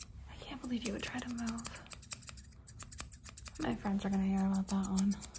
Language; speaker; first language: English; native; English